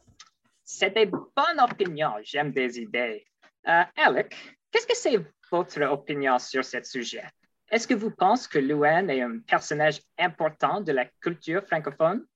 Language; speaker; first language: French; non-native, learner; English